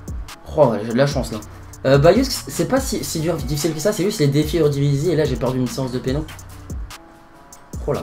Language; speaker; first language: French; native; French